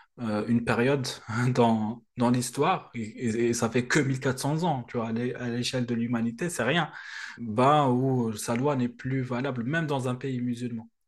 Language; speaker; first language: French; non-native, local second language; Arabic